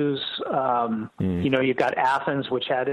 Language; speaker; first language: English; native; English